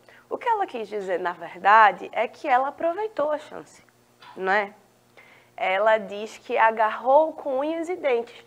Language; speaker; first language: Portuguese; native; Portuguese